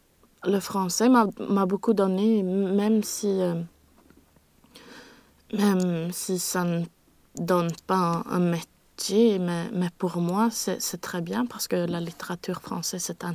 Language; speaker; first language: French; non-native, learner; Swedish